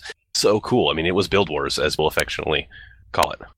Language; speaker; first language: English; native; English